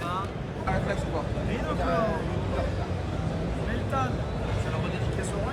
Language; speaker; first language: French; native; French